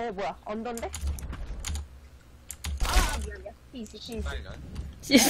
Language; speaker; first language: Korean; native; Korean